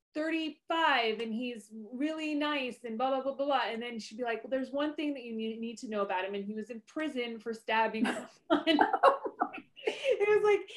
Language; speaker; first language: English; native; English